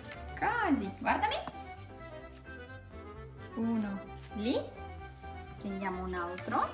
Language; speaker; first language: Italian; native; Italian